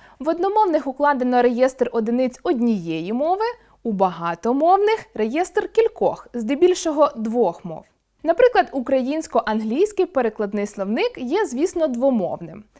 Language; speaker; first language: Ukrainian; native; Ukrainian